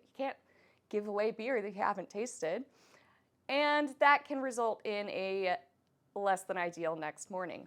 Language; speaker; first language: English; native; English